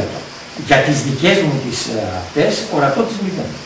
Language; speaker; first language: Greek; native; Greek